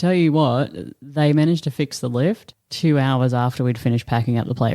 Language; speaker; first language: English; native; English